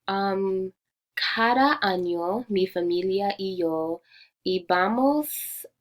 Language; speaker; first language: Spanish; non-native, learner; English